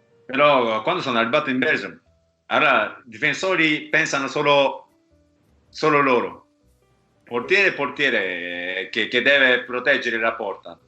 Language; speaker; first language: Italian; non-native, learner; Japanese